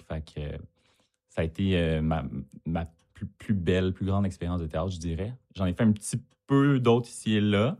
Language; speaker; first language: French; native; French